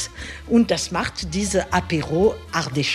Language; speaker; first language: German; non-native, learner; French